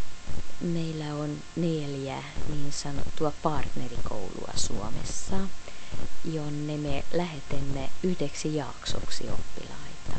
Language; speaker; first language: Finnish; non-native, fluent; Hungarian